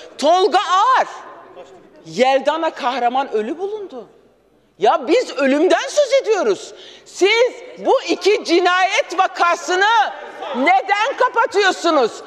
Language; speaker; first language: Turkish; non-native, local second language; Kurdish